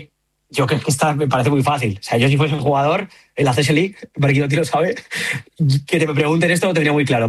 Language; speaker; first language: Spanish; native; Spanish